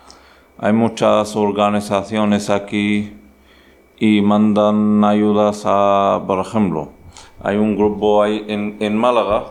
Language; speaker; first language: Spanish; non-native, learner; Arabic